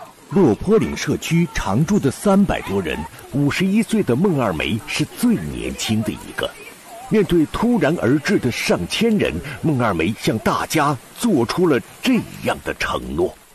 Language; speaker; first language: Chinese; native; Chinese